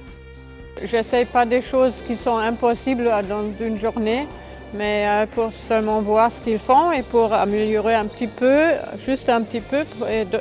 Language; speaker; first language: French; non-native, fluent; German